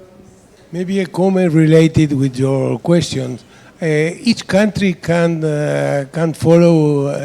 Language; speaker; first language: English; non-native, fluent; Spanish